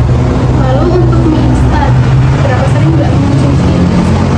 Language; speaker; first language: Indonesian; native; Indonesian